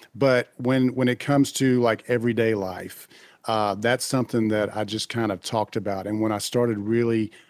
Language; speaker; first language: English; native; English